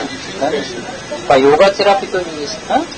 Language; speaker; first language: Russian; non-native, learner; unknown